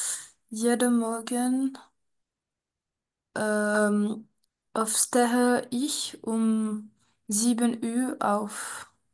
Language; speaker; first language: German; non-native, learner; French